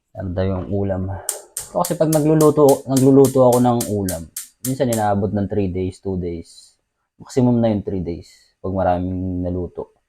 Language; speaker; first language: Filipino; native; Filipino